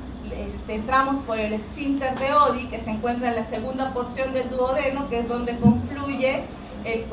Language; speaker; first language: Spanish; native; Spanish